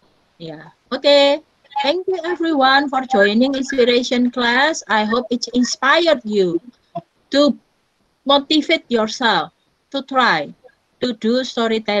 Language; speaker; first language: English; non-native, fluent; Indonesian